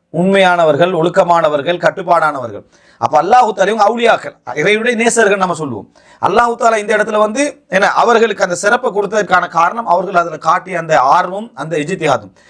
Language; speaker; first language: Tamil; native; Tamil